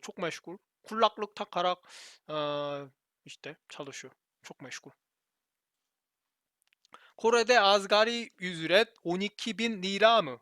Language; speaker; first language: Turkish; non-native, learner; Korean